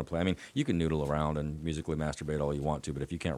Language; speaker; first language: English; native; English